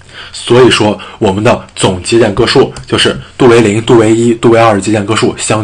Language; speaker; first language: Chinese; native; Chinese